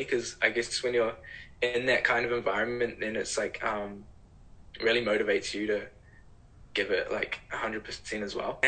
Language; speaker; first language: English; native; English